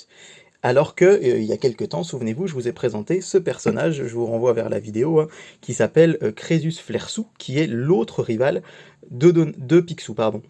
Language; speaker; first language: French; native; French